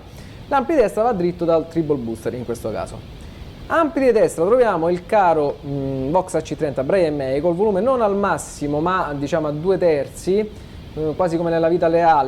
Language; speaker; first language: Italian; native; Italian